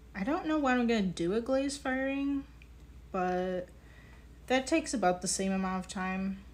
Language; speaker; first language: English; native; English